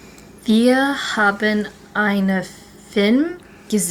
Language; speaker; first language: German; non-native, learner; English